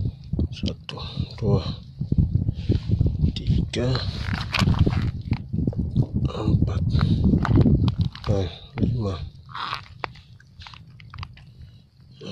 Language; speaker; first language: Indonesian; non-native, local second language; Sundanese